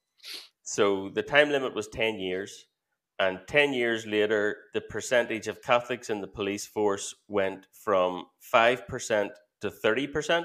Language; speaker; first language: English; native; English